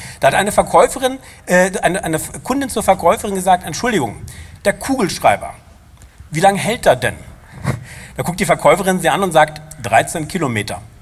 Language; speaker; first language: German; native; German